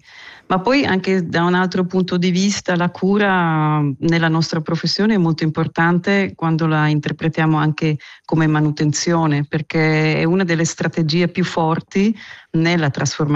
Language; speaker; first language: Italian; non-native, local second language; German